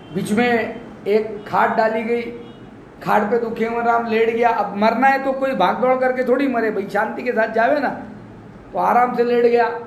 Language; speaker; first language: Hindi; non-native, local second language; Marathi